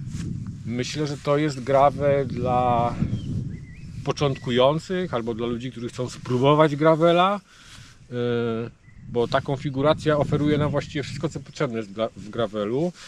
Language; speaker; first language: Polish; native; Polish